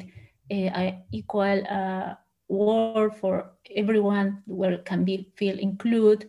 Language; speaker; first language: English; non-native, fluent; Spanish